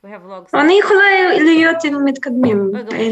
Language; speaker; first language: Hebrew; non-native, learner; German